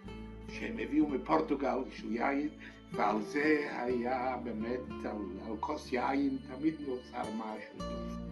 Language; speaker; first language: Hebrew; non-native, fluent; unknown